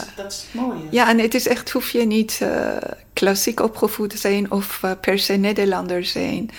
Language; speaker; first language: Dutch; non-native, fluent; Persian